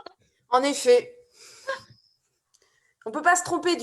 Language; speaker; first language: French; native; French